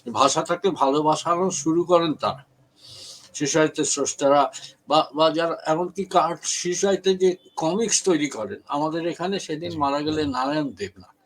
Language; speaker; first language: Bangla; native; Bangla